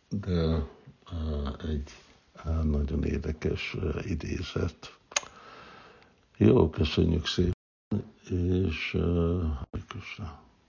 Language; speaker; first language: Hungarian; non-native, fluent; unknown